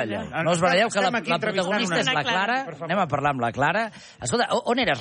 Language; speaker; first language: Catalan; native; Catalan